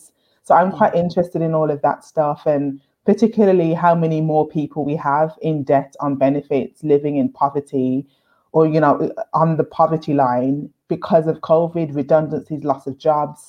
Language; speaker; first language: English; native; English